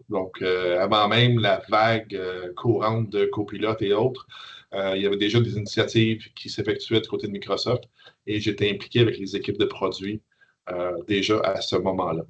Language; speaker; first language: French; native; French